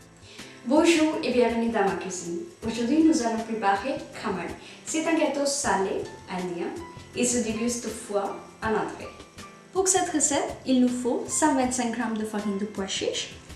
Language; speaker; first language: French; non-native, fluent; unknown